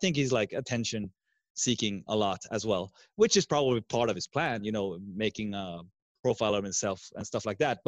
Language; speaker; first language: English; non-native, fluent; Swedish